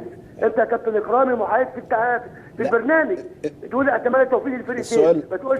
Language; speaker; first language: Arabic; native; Arabic